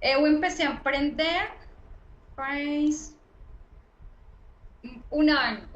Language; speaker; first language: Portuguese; non-native, learner; Spanish